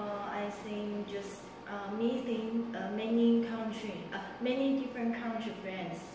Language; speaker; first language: English; non-native, learner; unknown